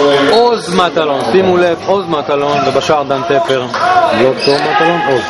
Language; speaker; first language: Hebrew; native; Hebrew